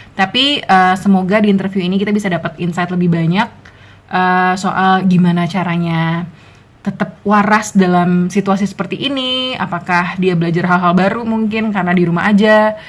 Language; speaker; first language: Indonesian; native; Indonesian